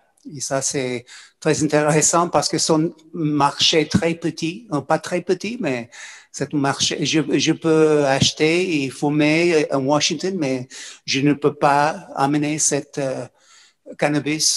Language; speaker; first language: French; non-native, fluent; English